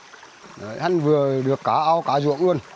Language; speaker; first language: Vietnamese; native; Vietnamese